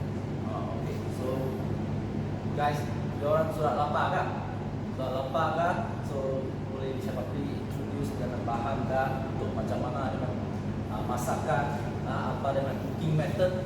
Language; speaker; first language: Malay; non-native, local second language; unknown